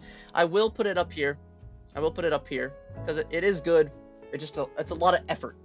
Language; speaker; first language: English; native; English